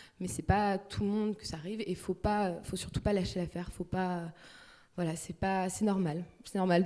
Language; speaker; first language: French; native; French